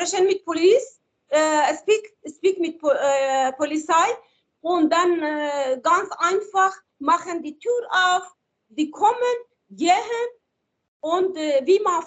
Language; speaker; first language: German; non-native, learner; Persian